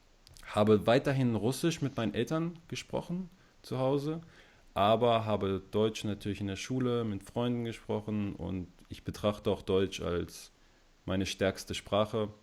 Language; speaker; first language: German; early bilingual, other home language; Russian